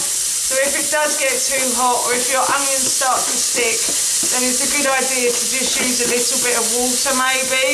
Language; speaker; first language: English; native; English